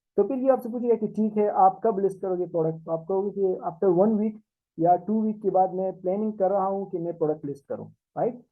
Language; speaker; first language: Urdu; non-native, local second language; Pashto